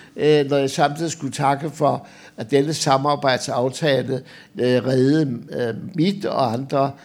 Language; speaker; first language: Danish; native; Danish